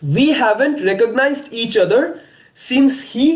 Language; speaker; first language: English; non-native, local second language; Bangla